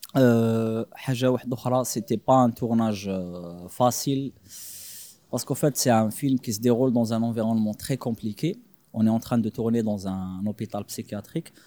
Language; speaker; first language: French; non-native, local second language; Arabic